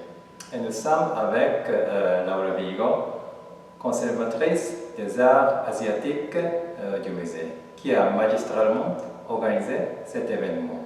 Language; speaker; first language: French; non-native, fluent; Japanese